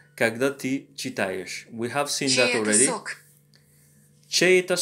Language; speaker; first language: Russian; non-native, learner; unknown